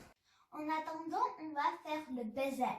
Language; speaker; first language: French; non-native, learner; English